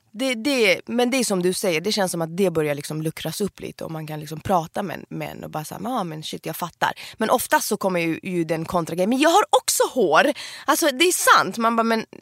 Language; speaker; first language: Swedish; early bilingual, other home language; Persian